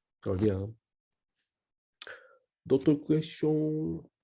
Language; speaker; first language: French; non-native, learner; Japanese